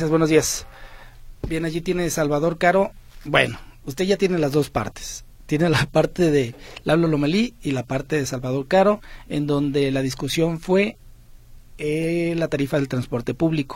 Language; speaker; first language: Spanish; native; Spanish